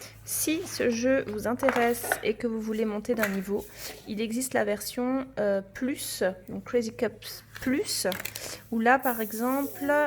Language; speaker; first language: French; native; French